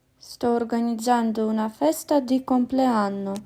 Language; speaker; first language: Italian; non-native, fluent; Ukrainian